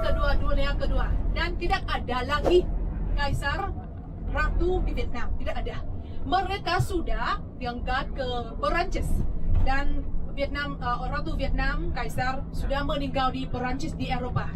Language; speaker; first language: Indonesian; non-native, fluent; Vietnamese